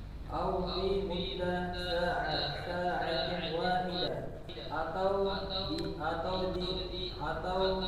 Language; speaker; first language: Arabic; non-native, learner; Indonesian